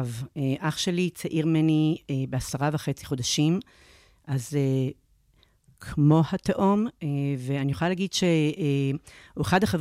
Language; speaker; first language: Hebrew; native; Hebrew